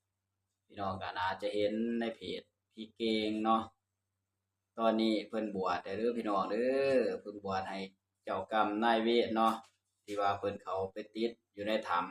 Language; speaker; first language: Thai; non-native, local second language; Lao